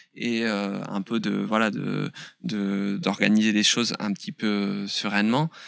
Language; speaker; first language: French; native; French